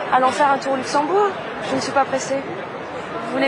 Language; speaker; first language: French; native; French